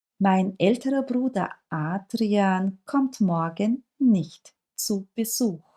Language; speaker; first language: German; non-native, fluent; Turkish